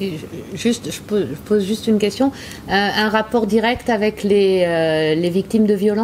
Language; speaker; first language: French; native; French